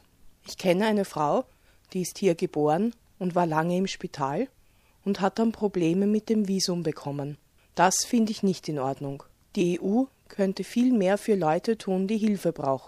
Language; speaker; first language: German; early bilingual, other home language; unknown